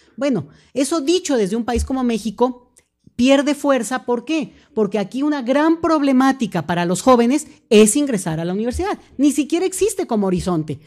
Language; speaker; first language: Spanish; native; Spanish